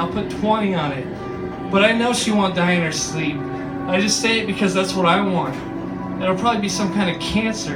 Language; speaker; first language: English; native; English